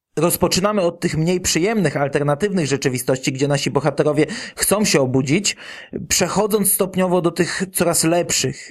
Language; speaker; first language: Polish; native; Polish